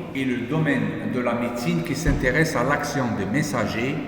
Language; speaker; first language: French; non-native, local second language; Arabic